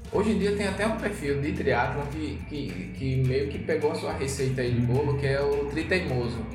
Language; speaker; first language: Portuguese; native; Portuguese